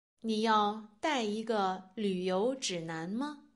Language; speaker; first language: Chinese; non-native, learner; Russian